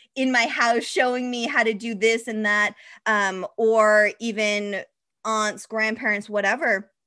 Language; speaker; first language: English; native; English